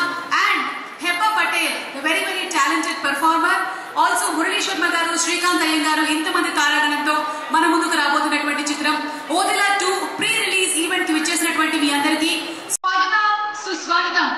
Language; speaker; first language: Telugu; native; Telugu